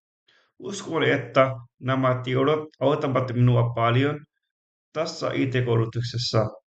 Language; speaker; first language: Finnish; non-native, learner; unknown